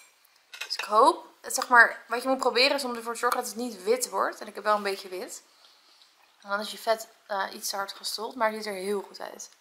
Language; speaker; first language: Dutch; native; Dutch